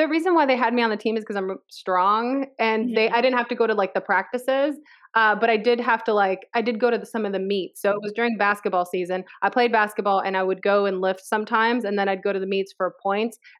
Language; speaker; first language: English; early bilingual, other home language; Spanish